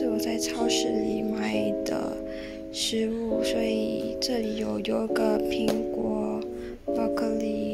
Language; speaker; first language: Chinese; non-native, local second language; English